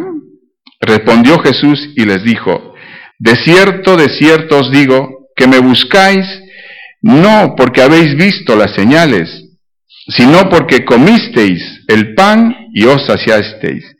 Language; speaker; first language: Spanish; native; Spanish